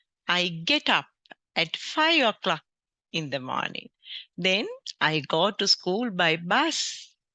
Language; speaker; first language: English; non-native, local second language; Sinhala